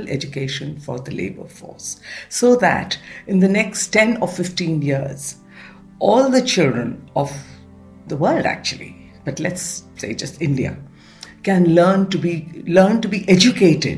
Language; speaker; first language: English; non-native, local second language; Marathi